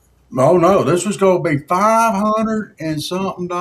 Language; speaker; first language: English; native; English